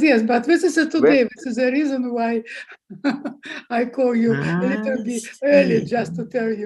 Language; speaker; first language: English; non-native, fluent; Russian